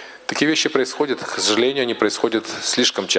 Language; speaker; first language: Russian; native; Russian